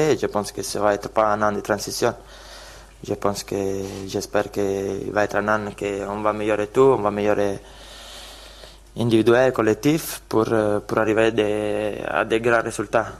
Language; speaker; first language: French; non-native, fluent; Italian